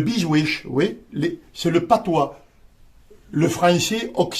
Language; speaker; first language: French; native; French